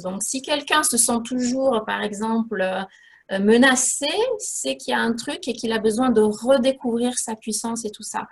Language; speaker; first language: French; native; French